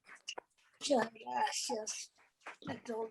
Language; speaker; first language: Spanish; early bilingual, other home language; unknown